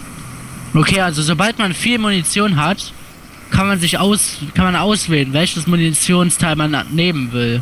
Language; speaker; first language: German; native; German